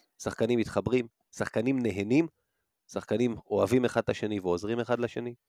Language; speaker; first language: Hebrew; native; Hebrew